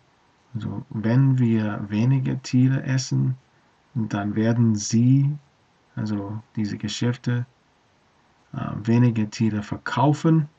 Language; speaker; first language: German; non-native, learner; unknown